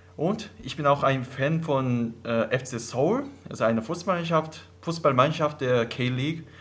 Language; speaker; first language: German; non-native, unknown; Korean